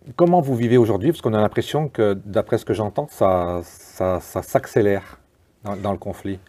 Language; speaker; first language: French; native; French